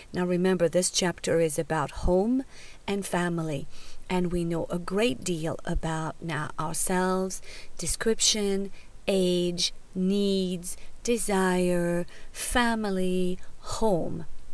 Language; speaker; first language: English; native; English